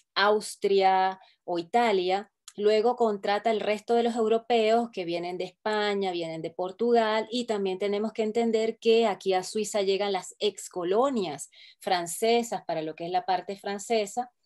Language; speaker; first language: Spanish; native; Spanish